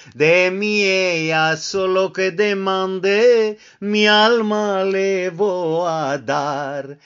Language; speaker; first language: Spanish; early bilingual, heritage; Ladino